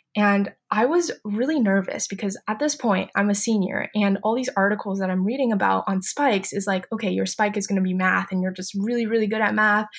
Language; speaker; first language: English; non-native, fluent; Chinese